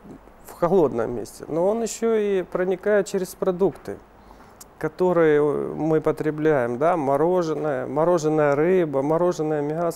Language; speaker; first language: Russian; native; Russian